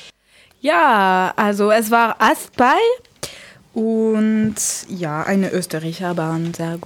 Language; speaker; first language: German; non-native, learner; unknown